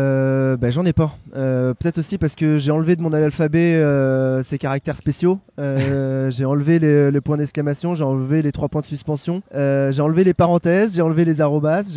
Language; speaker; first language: French; native; French